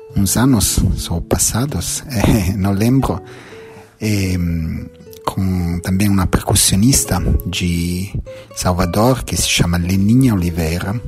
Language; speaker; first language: Portuguese; non-native, learner; Italian